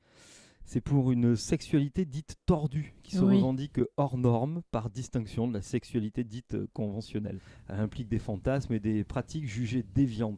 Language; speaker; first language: French; native; French